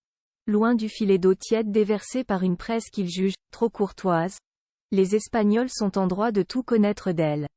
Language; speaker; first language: French; native; French